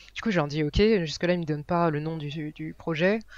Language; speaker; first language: French; native; French